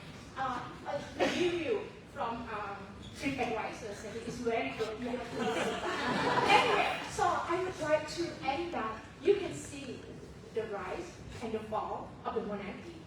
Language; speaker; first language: English; non-native, fluent; Thai